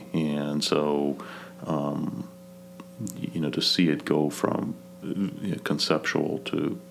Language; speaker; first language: English; non-native, fluent; Kazakh